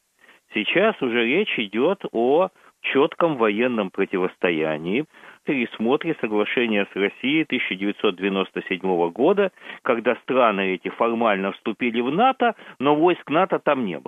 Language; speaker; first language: Russian; native; Russian